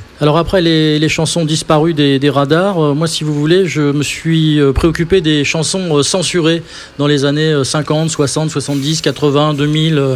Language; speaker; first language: French; native; French